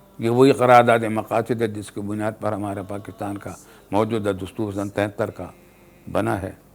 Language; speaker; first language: Urdu; native; Urdu